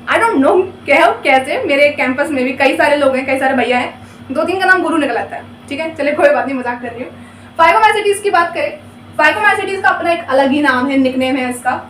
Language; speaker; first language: Hindi; native; Hindi